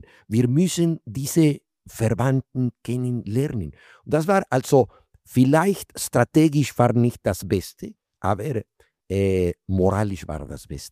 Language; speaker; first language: German; non-native, fluent; Spanish